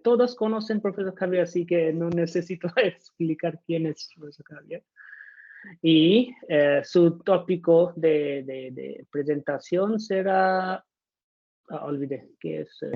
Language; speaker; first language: Spanish; non-native, fluent; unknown